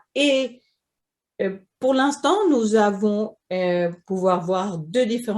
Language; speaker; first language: French; non-native, fluent; Swedish